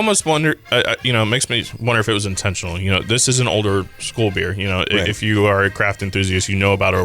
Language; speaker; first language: English; native; English